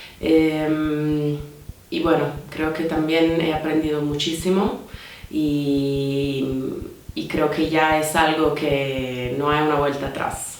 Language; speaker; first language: Spanish; non-native, fluent; Italian